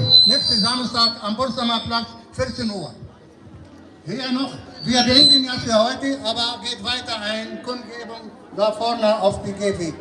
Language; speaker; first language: German; non-native, fluent; Arabic